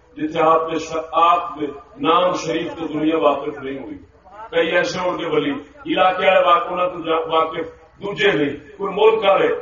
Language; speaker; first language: Urdu; non-native, local second language; Punjabi